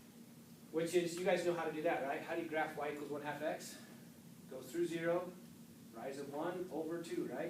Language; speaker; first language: English; native; English